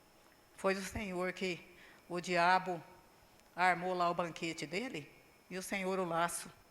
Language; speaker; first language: Portuguese; native; Portuguese